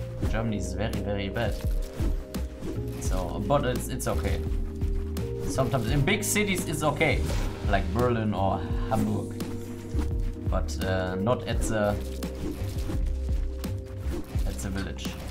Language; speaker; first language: English; non-native, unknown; German